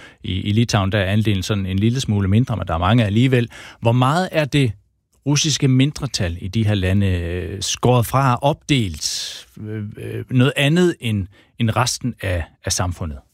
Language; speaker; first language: Danish; native; Danish